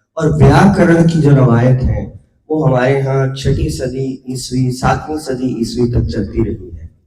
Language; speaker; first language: Urdu; non-native, local second language; Punjabi